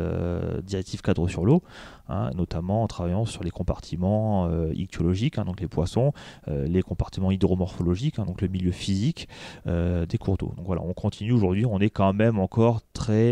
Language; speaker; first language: French; native; French